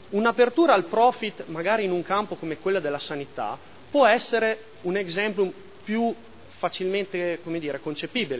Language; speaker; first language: Italian; native; Italian